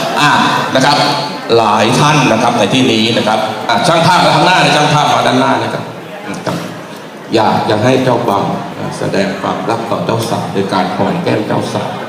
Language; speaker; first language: Thai; native; Thai